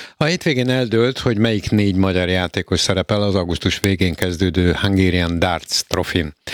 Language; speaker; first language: Hungarian; native; Hungarian